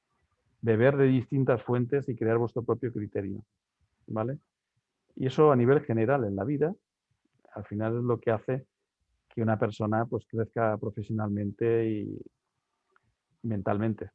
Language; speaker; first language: Spanish; native; Spanish